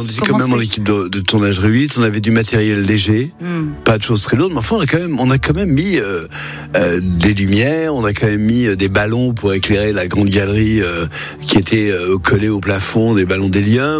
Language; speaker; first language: French; native; French